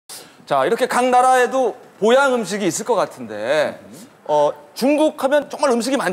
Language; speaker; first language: Korean; native; Korean